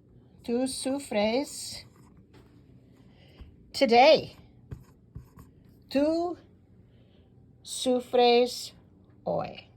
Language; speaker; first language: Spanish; non-native, fluent; English